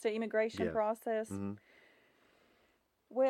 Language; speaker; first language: English; non-native, fluent; Russian